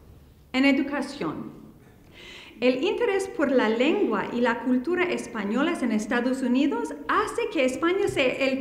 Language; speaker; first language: Spanish; non-native, fluent; English